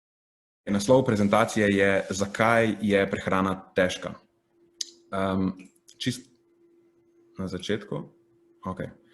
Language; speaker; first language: Slovenian; native; Slovenian